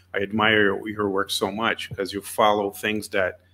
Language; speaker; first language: English; non-native, fluent; Portuguese